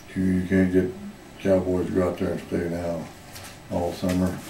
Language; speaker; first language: English; native; English